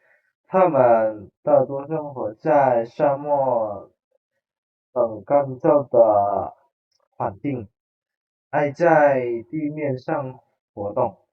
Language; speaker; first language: Chinese; non-native, fluent; Indonesian